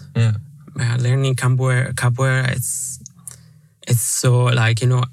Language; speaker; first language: English; non-native, fluent; Arabic